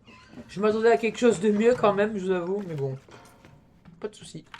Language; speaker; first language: French; native; French